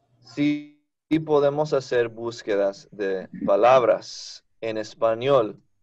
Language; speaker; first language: Spanish; non-native, fluent; English